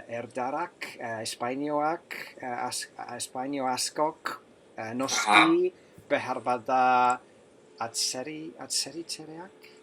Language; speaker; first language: Basque; non-native, learner; English